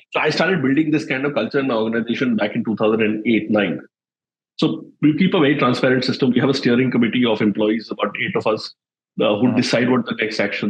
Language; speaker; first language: English; non-native, local second language; Hindi